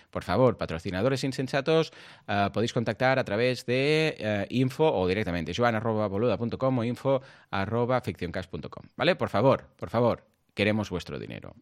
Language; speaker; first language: Spanish; non-native, local second language; Catalan